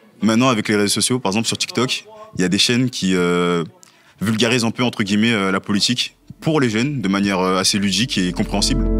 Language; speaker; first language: French; native; French